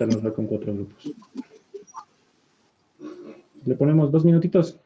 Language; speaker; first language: Spanish; native; Spanish